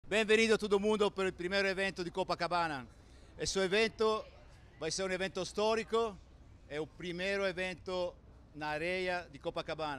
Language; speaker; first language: Portuguese; non-native, fluent; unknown